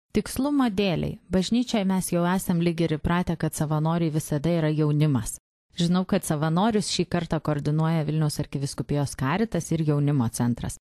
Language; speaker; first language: Lithuanian; native; Lithuanian